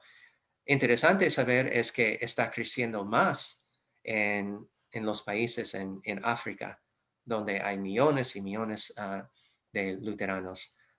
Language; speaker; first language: Spanish; non-native, fluent; English